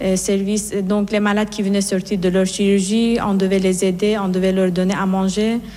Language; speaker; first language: French; non-native, fluent; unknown